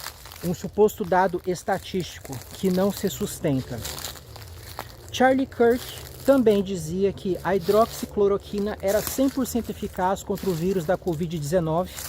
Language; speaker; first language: Portuguese; native; Portuguese